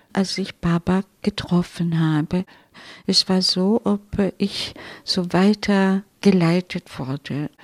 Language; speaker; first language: German; non-native, fluent; Italian